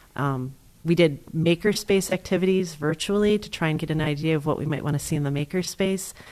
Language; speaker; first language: English; native; English